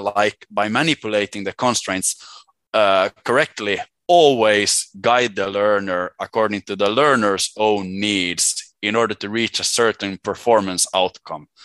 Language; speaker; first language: English; non-native, fluent; Swedish